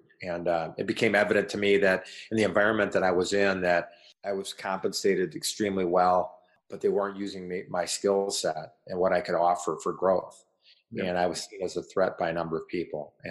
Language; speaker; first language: English; native; English